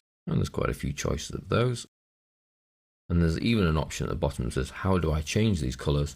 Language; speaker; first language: English; native; English